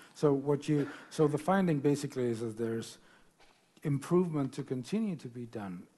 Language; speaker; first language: English; non-native, fluent; Spanish